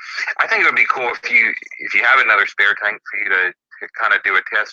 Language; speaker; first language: English; native; English